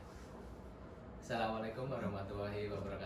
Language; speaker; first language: Indonesian; native; Indonesian